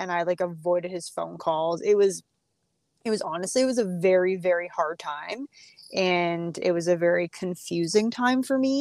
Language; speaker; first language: English; native; English